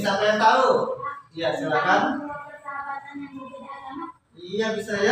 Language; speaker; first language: Indonesian; native; Indonesian